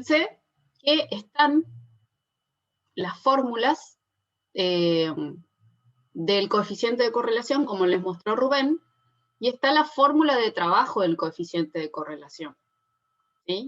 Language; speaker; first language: Spanish; native; Spanish